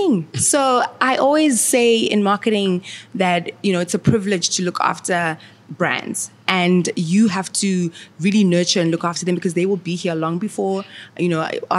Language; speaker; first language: English; non-native, local second language; Shona